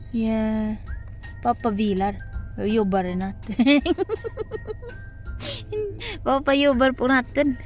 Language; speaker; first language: Swedish; non-native, learner; Filipino